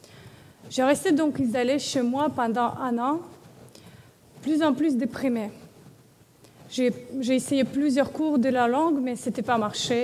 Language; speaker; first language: French; non-native, learner; Russian